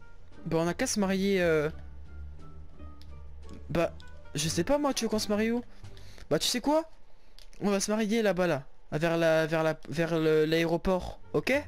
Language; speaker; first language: French; native; French